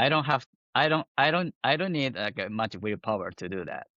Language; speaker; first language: English; non-native, fluent; Japanese